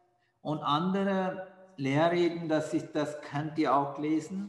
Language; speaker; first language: German; non-native, fluent; Sinhala